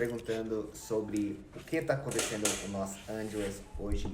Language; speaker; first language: Portuguese; non-native, fluent; English